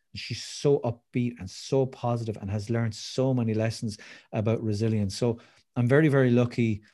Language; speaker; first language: English; native; English